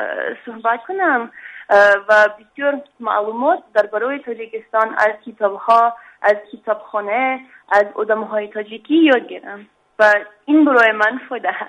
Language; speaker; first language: Persian; non-native, learner; English